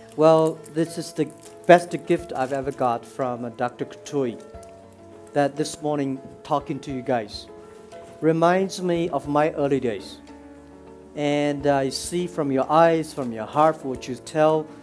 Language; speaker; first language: English; non-native, fluent; Chinese